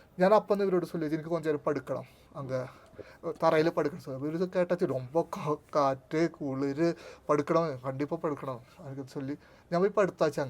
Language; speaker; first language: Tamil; non-native, learner; Malayalam